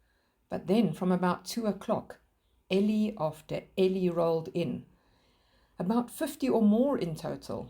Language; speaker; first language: English; native; English